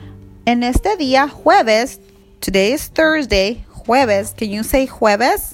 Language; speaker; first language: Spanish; early bilingual, heritage; Spanish